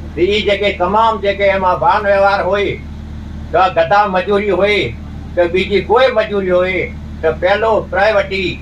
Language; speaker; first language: Gujarati; non-native, local second language; Kachhi